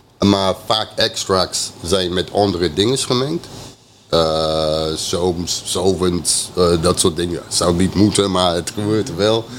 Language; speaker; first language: Dutch; non-native, fluent; English